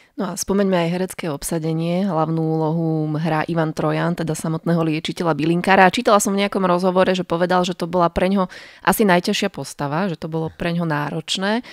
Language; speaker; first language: Slovak; native; Slovak